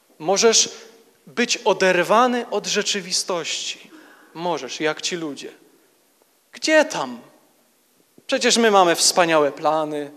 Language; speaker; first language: Polish; native; Polish